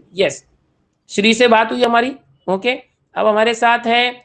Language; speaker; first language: Hindi; non-native, local second language; Marathi